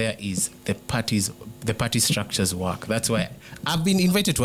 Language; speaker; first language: English; non-native, local second language; Kikuyu